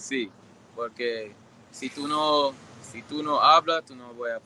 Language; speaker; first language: Spanish; non-native, learner; English